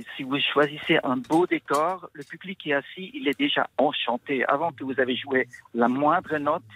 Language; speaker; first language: French; native; French